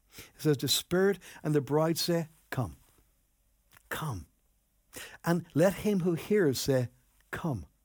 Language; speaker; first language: English; native; English